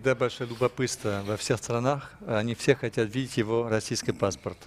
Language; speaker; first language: Russian; non-native, fluent; French